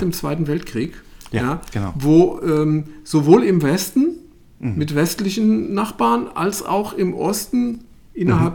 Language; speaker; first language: German; native; German